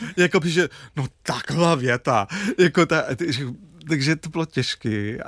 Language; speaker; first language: Czech; non-native, fluent; English